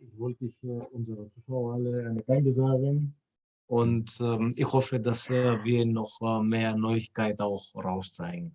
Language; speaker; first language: German; non-native, fluent; Greek